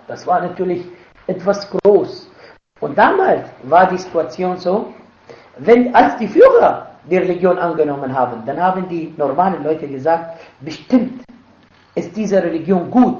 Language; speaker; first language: German; non-native, fluent; Arabic